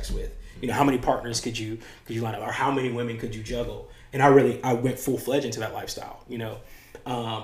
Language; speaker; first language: English; native; English